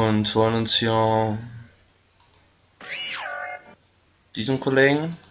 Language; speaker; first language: German; native; German